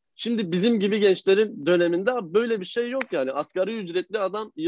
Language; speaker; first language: Turkish; native; Turkish